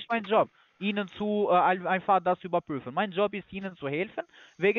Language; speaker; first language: German; non-native, learner; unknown